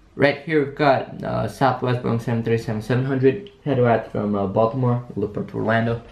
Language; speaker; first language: English; non-native, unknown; Polish